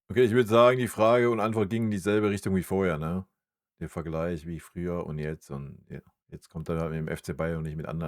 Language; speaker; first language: German; native; German